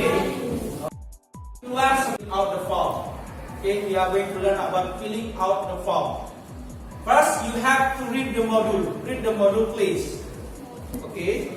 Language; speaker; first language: English; non-native, learner; Indonesian